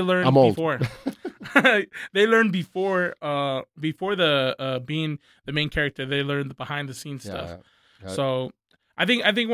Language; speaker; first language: English; native; English